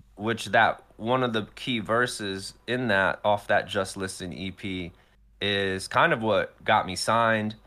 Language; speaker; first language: English; native; English